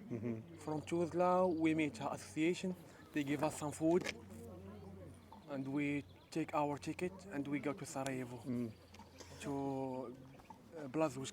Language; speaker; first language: English; non-native, learner; Arabic